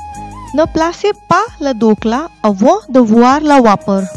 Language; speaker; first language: French; non-native, fluent; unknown